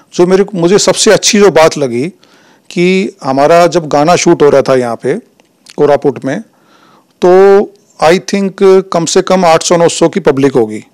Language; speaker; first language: Hindi; native; Hindi